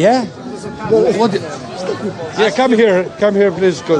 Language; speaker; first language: English; non-native, fluent; Albanian